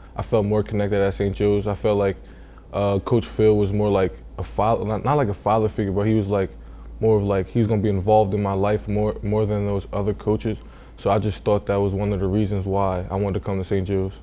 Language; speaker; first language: English; native; English